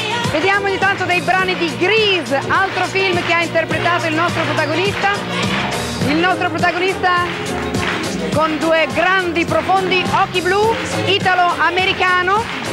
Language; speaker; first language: Italian; native; Italian